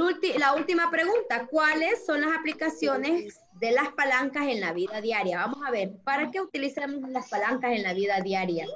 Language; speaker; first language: Spanish; native; Spanish